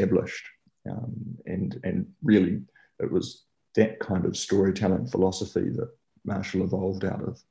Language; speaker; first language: English; native; English